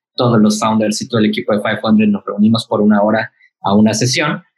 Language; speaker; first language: Spanish; native; Spanish